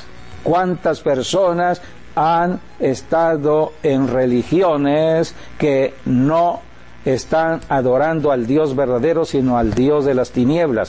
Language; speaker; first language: Spanish; native; Spanish